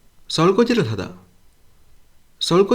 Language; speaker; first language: Korean; non-native, fluent; Sinhala